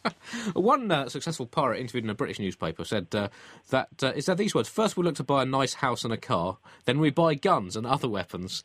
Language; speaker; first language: English; native; English